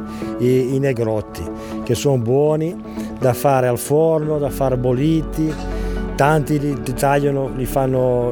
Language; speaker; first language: Italian; native; Italian